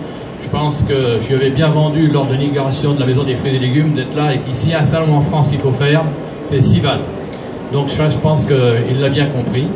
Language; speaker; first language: French; native; French